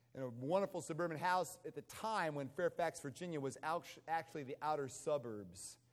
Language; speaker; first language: English; native; English